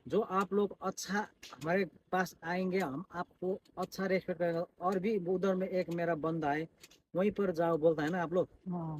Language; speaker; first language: Hindi; non-native, local second language; Nepali